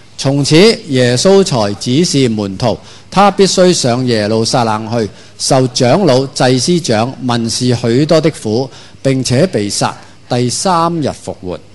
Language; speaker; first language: Chinese; non-native, local second language; Cantonese